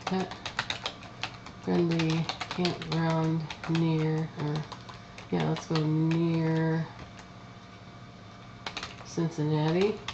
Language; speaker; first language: English; native; English